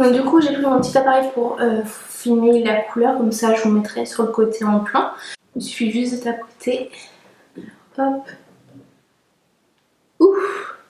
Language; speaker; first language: French; native; French